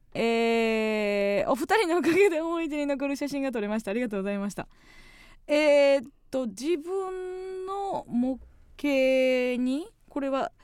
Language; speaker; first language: Japanese; native; Japanese